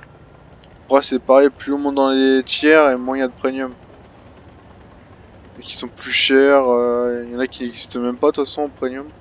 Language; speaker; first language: French; native; French